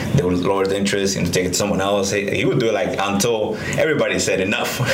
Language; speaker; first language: English; early bilingual, other home language; Spanish